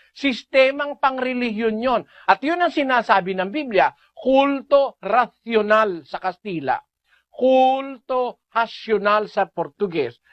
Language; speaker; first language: Filipino; native; Filipino